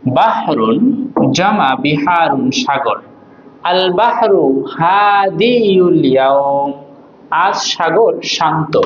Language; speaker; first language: Bangla; native; Bangla